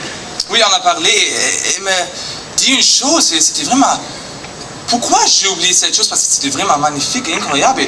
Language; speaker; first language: French; non-native, learner; German